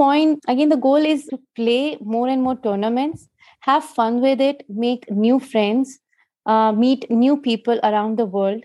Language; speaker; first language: English; non-native, local second language; Hindi